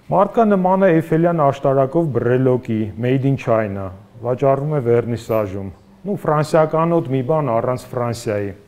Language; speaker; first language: Armenian; native; Armenian